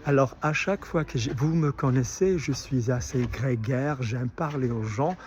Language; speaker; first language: French; non-native, fluent; English